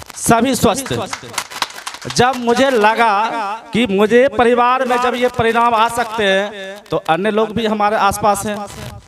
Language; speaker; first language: Hindi; native; Hindi